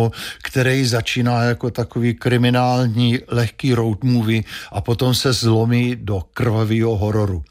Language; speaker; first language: Czech; native; Czech